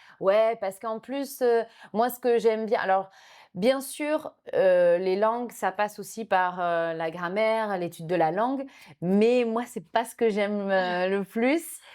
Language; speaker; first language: French; native; French